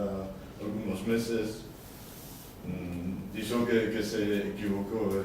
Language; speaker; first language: Spanish; non-native, learner; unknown